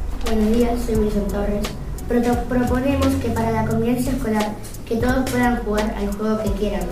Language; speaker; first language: Spanish; native; Spanish